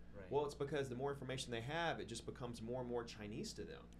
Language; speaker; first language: English; native; English